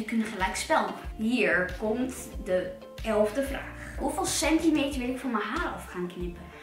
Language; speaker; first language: Dutch; native; Dutch